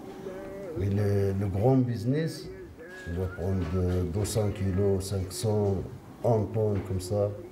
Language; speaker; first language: French; non-native, local second language; Arabic